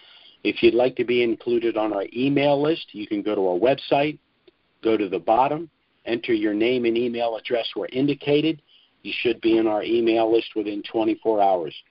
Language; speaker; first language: English; native; English